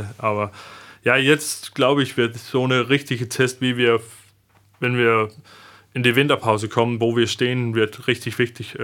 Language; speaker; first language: German; non-native, fluent; Danish